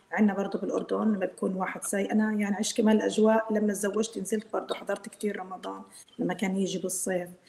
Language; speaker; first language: Arabic; native; Arabic